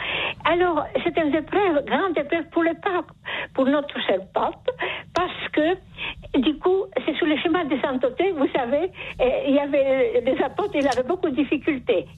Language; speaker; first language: French; non-native, fluent; Polish